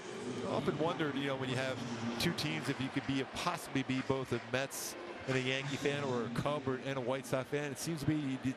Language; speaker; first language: English; native; English